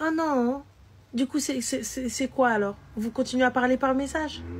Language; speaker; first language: French; native; French